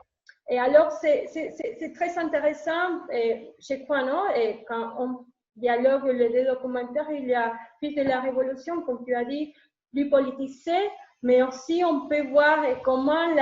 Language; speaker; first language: French; non-native, learner; Spanish